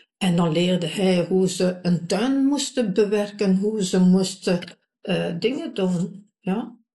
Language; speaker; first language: Dutch; native; Dutch